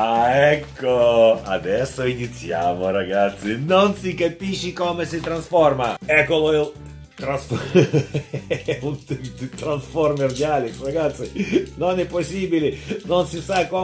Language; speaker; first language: Italian; non-native, fluent; Russian